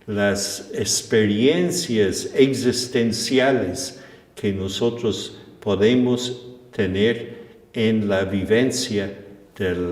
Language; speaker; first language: Spanish; non-native, fluent; English